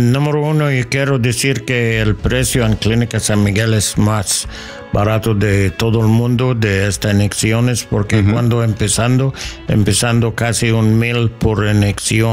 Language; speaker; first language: Spanish; non-native, learner; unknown